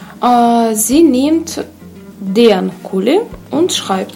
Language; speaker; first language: German; non-native, learner; Russian